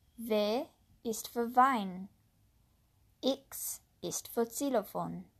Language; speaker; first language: German; non-native, learner; English